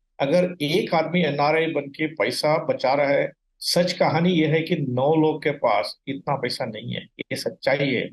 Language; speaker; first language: Hindi; non-native, local second language; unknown